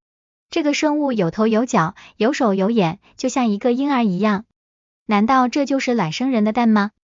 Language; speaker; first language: Chinese; native; Chinese